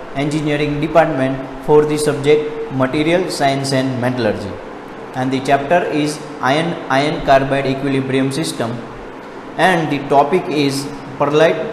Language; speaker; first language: English; non-native, local second language; Gujarati